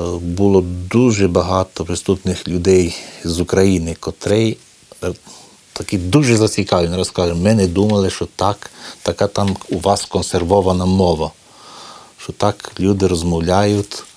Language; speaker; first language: Ukrainian; early bilingual, heritage; Ukrainian